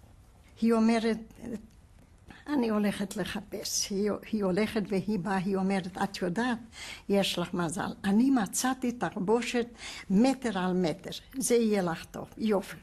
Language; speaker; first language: Hebrew; non-native, fluent; Hungarian